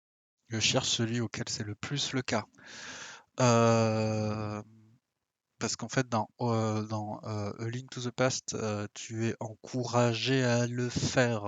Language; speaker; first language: French; native; French